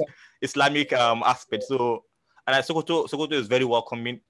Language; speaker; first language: English; non-native, local second language; Hausa